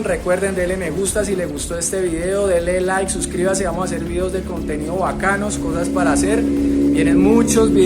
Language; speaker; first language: Spanish; native; Spanish